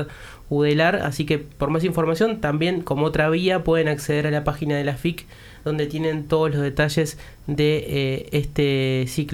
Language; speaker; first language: Spanish; native; Spanish